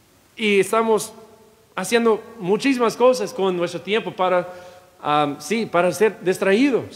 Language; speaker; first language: Spanish; non-native, fluent; English